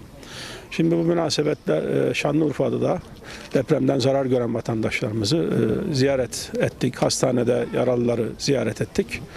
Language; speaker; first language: Turkish; native; Turkish